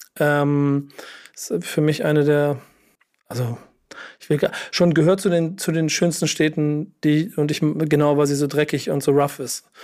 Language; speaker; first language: German; native; German